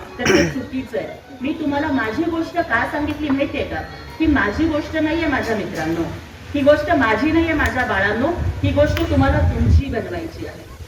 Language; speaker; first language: Marathi; non-native, local second language; Telugu